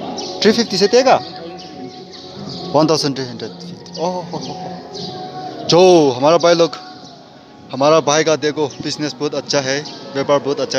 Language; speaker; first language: Hindi; non-native, local second language; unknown